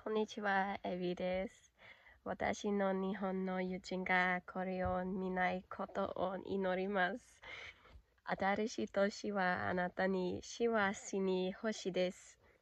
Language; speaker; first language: Japanese; non-native, learner; English